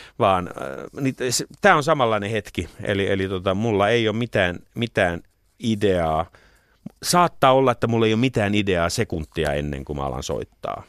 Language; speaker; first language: Finnish; native; Finnish